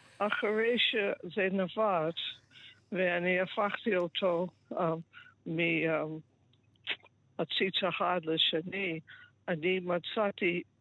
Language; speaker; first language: Hebrew; non-native, fluent; English